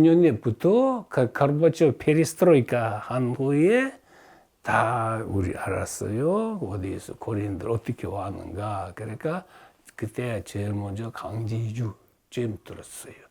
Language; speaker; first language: Korean; early bilingual, heritage; Russian